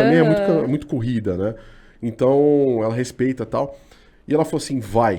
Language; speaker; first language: Portuguese; native; Portuguese